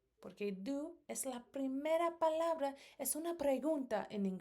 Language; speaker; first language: Spanish; non-native, fluent; English